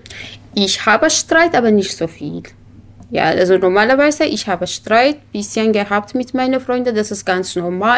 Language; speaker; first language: German; non-native, learner; Kurdish